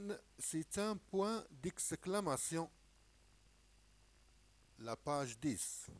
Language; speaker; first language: French; non-native, local second language; Arabic